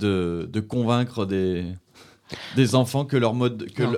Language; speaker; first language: French; native; French